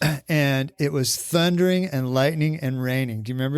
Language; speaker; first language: English; native; English